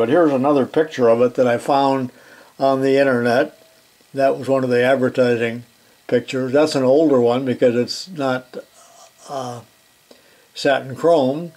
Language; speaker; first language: English; native; English